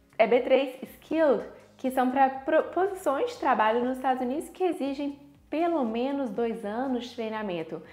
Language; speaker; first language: Portuguese; native; Portuguese